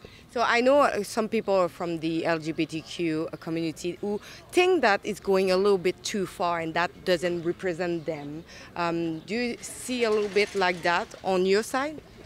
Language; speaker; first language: English; non-native, fluent; French